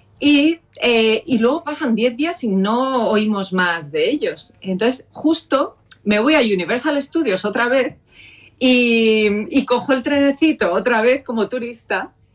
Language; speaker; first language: Spanish; native; Spanish